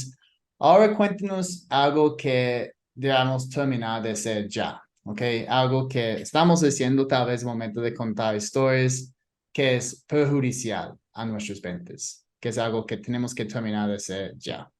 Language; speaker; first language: Spanish; non-native, fluent; English